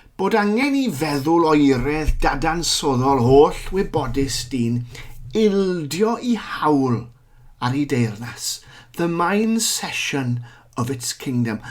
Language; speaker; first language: Welsh; native; Welsh